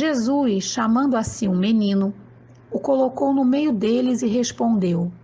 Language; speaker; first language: Portuguese; native; Portuguese